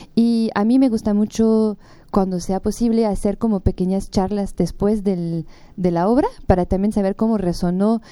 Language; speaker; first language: Spanish; non-native, fluent; French